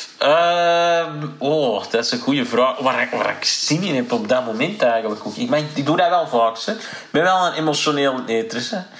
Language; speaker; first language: Dutch; native; Dutch